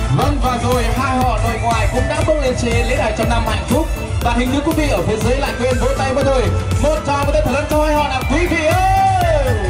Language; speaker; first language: Vietnamese; non-native, local second language; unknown